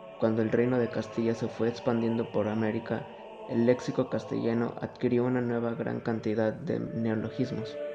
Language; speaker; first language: Spanish; native; Spanish